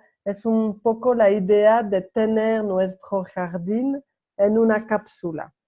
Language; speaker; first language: Spanish; non-native, learner; French